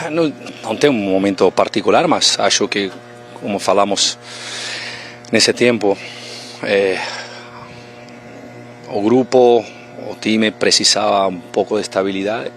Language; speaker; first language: Portuguese; non-native, fluent; Spanish